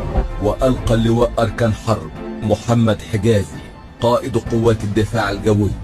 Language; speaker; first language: Arabic; native; Arabic